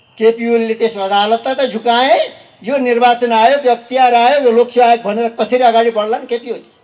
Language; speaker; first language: Nepali; native; Nepali